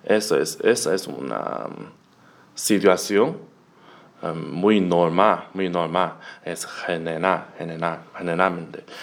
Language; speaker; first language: Spanish; non-native, learner; Chinese